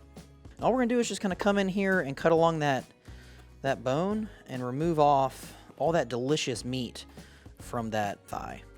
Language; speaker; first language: English; native; English